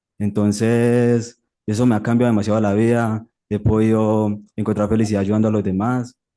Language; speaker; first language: Spanish; native; Spanish